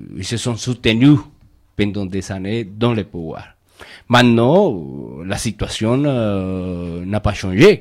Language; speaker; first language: French; non-native, fluent; Spanish